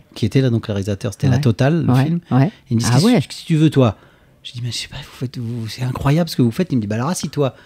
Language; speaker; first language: French; native; French